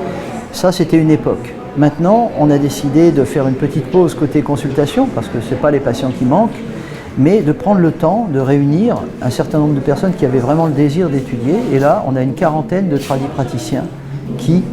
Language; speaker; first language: French; native; French